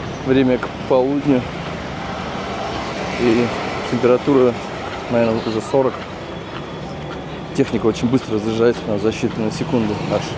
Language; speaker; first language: Russian; native; Russian